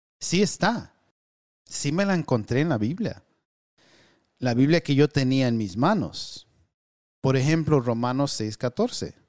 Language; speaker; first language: Spanish; early bilingual, heritage; Spanish